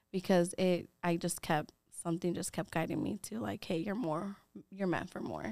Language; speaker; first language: English; early bilingual, other home language; Spanish